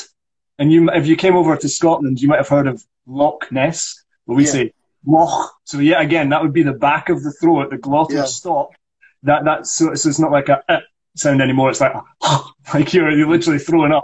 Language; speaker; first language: English; non-native, local second language; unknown